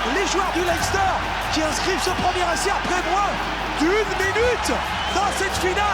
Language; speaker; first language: French; native; French